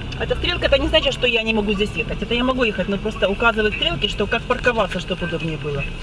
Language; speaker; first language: Russian; native; Russian